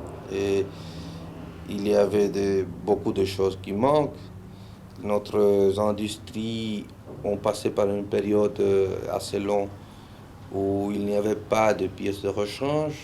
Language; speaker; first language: French; non-native, fluent; Spanish